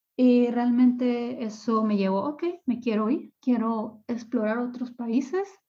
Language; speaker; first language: Spanish; native; Spanish